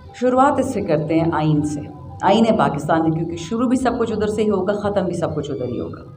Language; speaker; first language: Urdu; non-native, local second language; Pashto